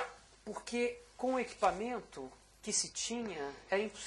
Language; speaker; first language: Spanish; non-native, learner; Portuguese